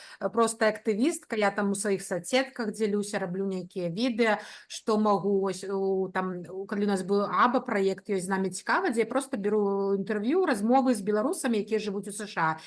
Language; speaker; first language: Belarusian; non-native, local second language; Russian